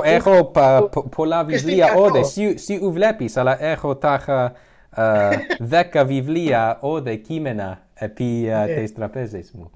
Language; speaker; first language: Greek; non-native, learner; English